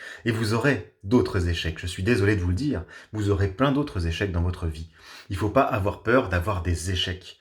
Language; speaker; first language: French; native; French